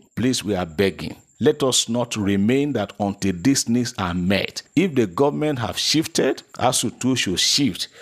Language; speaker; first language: English; non-native, local second language; Yoruba